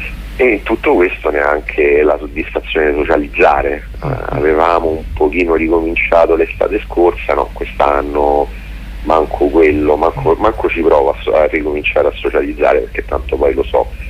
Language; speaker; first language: Italian; native; Italian